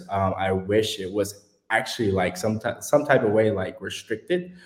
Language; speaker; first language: English; native; English